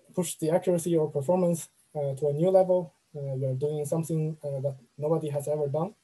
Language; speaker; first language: English; non-native, fluent; Chinese